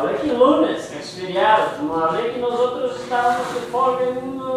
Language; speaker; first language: Spanish; non-native, fluent; Portuguese